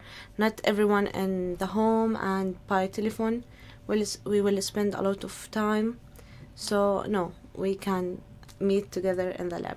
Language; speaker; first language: English; non-native, learner; Arabic